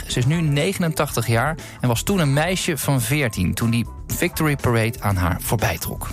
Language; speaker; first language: Dutch; native; Dutch